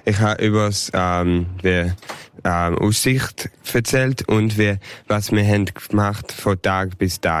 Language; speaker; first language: German; early bilingual, heritage; English